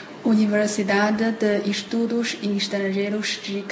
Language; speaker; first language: Portuguese; non-native, fluent; Chinese